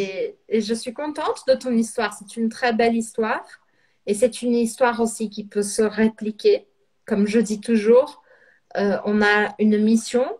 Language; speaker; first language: French; non-native, fluent; Portuguese